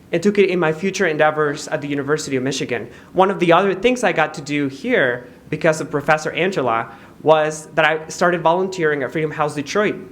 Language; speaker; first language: English; non-native, fluent; Spanish